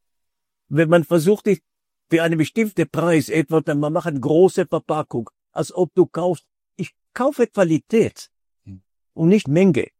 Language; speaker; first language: German; non-native, fluent; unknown